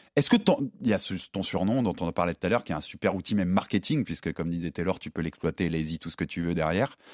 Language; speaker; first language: French; native; French